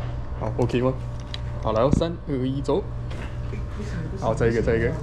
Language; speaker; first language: Chinese; native; Chinese